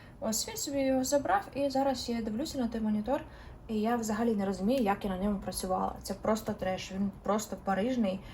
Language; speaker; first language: Ukrainian; non-native, local second language; Russian